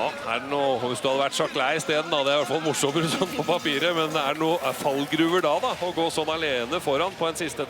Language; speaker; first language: Norwegian; native; Norwegian